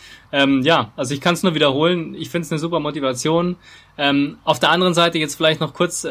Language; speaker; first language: German; native; German